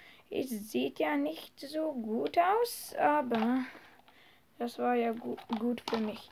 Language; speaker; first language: German; non-native, learner; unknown